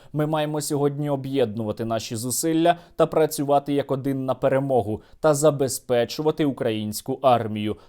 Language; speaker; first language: Ukrainian; native; Ukrainian